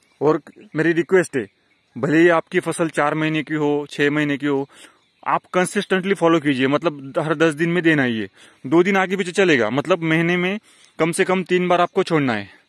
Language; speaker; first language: Hindi; non-native, local second language; Marathi